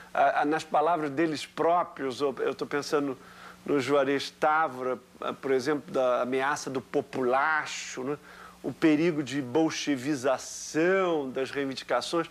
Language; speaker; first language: Portuguese; native; Portuguese